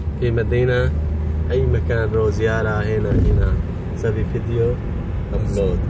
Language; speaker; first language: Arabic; non-native, learner; Urdu